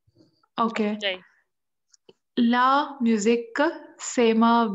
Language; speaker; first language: French; non-native, learner; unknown